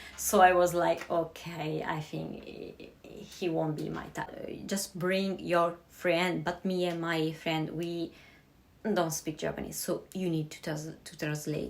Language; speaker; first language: English; non-native, fluent; Italian